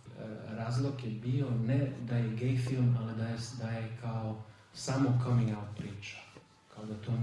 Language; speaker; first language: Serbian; early bilingual, heritage; Serbian